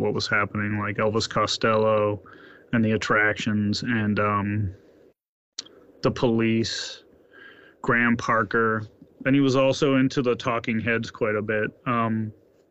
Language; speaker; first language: English; native; English